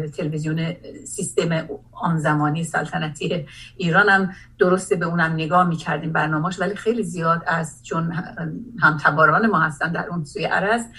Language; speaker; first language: Persian; non-native, local second language; Azerbaijani